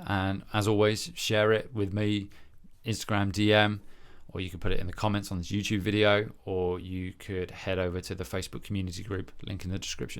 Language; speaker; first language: English; native; English